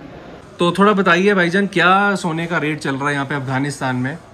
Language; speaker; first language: Hindi; native; Hindi